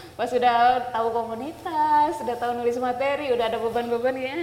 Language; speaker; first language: Indonesian; native; Indonesian